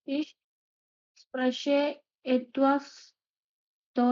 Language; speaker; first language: German; non-native, learner; Malayalam